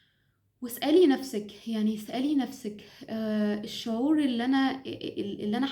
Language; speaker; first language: Arabic; native; Arabic